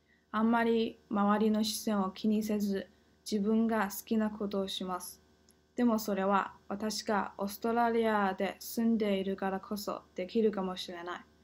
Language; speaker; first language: Japanese; non-native, learner; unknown